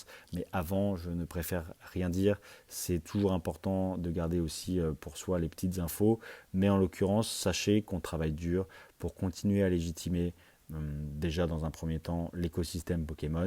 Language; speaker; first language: French; native; French